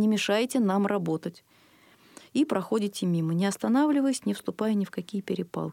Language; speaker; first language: Russian; native; Russian